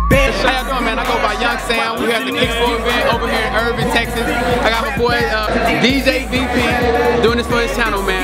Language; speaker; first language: English; native; English